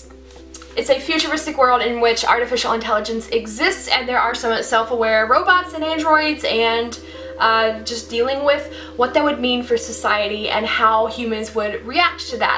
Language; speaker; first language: English; native; English